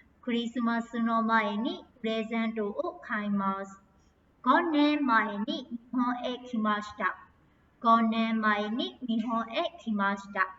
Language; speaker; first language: Japanese; non-native, fluent; Burmese